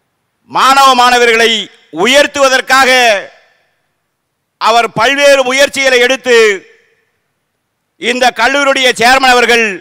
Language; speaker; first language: Tamil; native; Tamil